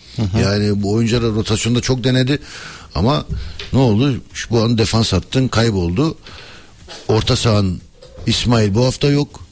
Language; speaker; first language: Turkish; early bilingual, heritage; Turkish